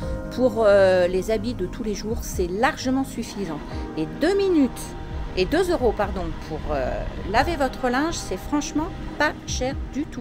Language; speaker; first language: French; native; French